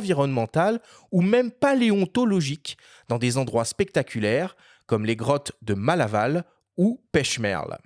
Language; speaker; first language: French; native; French